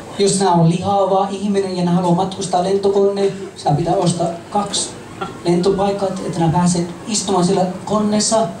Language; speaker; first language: Finnish; non-native, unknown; English